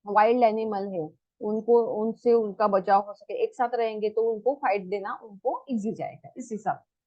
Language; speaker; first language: Hindi; non-native, local second language; Marathi